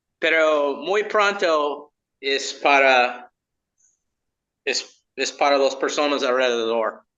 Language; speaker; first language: Spanish; non-native, learner; English